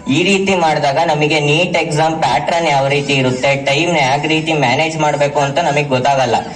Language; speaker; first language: Kannada; native; Kannada